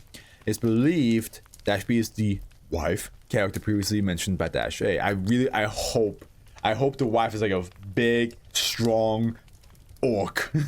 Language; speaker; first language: English; non-native, fluent; German